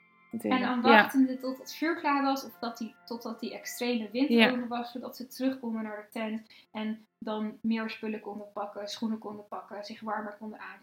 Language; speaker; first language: Dutch; native; Dutch